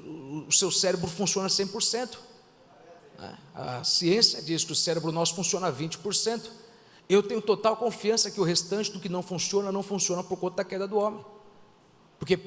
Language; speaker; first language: Portuguese; native; Portuguese